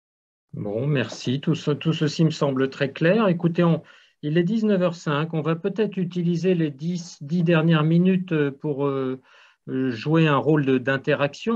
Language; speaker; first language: French; native; French